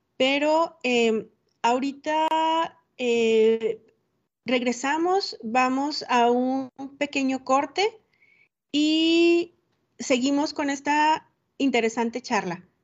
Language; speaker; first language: Spanish; native; Spanish